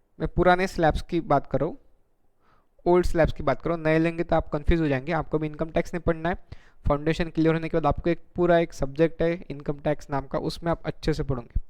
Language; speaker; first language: Hindi; non-native, local second language; Marathi